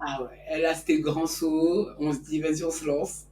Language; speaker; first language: French; native; French